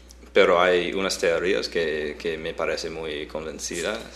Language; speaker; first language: Spanish; non-native, fluent; English